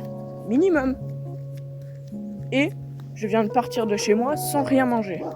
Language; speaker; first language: French; native; French